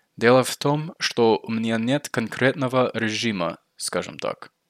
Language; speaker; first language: Russian; non-native, fluent; English